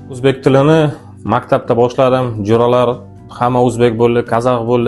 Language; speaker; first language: Uzbek; non-native, local second language; Russian